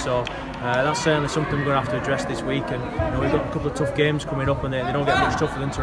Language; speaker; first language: English; native; English